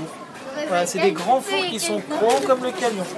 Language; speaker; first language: French; native; French